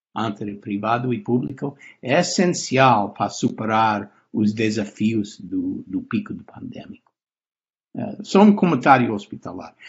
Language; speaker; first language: Portuguese; non-native, fluent; English